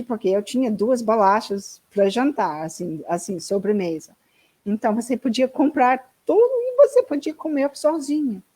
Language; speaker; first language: Portuguese; non-native, learner; English